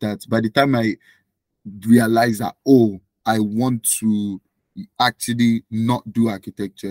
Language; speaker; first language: English; non-native, local second language; Yoruba